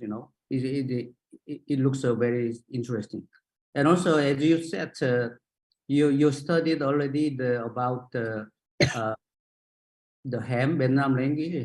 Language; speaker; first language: English; non-native, learner; Japanese